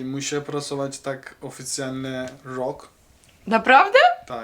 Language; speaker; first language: Polish; non-native, learner; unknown